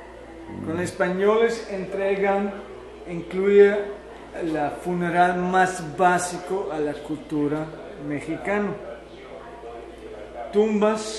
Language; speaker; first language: Spanish; non-native, fluent; Dutch